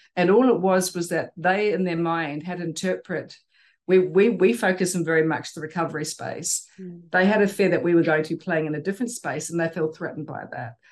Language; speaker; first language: English; native; English